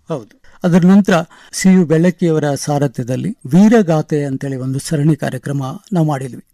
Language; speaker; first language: Kannada; non-native, local second language; Konkani